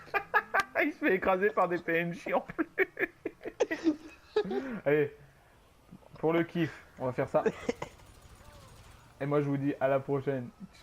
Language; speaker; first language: French; native; French